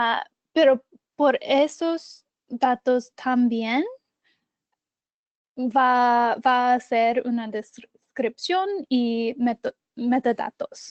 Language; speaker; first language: Spanish; non-native, learner; English